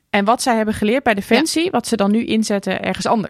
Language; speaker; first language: Dutch; native; Dutch